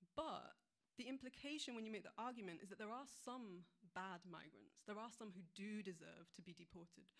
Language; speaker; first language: English; native; English